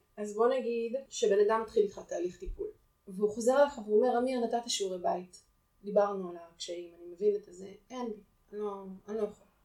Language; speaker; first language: Hebrew; native; Hebrew